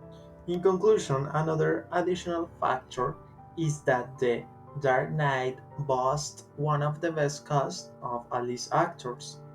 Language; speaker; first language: English; non-native, learner; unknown